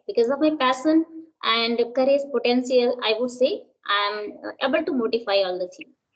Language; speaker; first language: English; non-native, local second language; Hindi